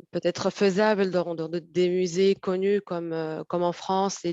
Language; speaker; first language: French; non-native, fluent; Arabic